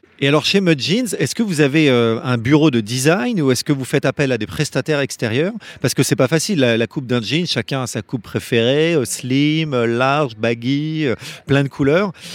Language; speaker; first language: French; native; French